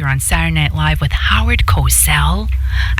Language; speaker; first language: English; native; English